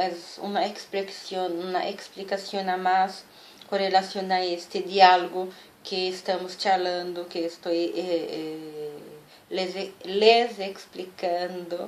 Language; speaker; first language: Spanish; non-native, fluent; Portuguese